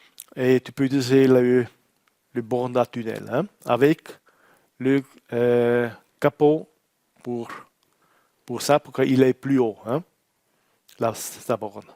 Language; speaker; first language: French; non-native, learner; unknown